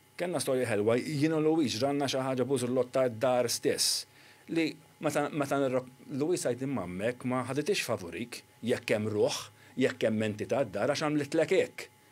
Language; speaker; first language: Maltese; native; Maltese